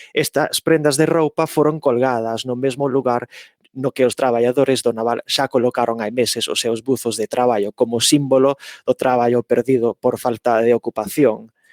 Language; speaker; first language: Galician; non-native, fluent; English